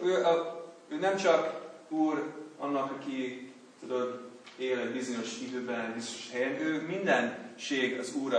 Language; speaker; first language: Hungarian; non-native, learner; English